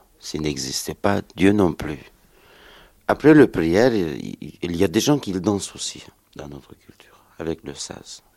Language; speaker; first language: French; non-native, learner; Kurdish